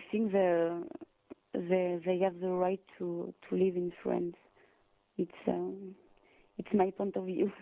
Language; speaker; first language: English; non-native, learner; French